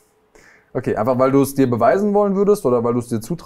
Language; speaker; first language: German; native; German